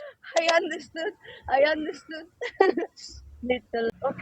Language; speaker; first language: English; non-native, learner; Italian